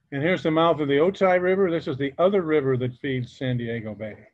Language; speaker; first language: English; native; English